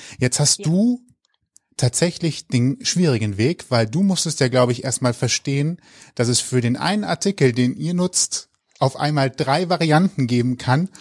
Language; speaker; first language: German; native; German